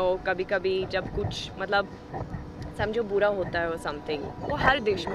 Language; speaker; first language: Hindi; non-native, fluent; Swedish